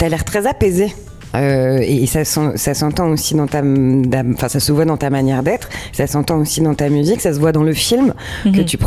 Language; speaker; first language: French; native; French